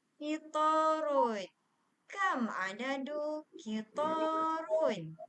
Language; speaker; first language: Arabic; non-native, learner; Malay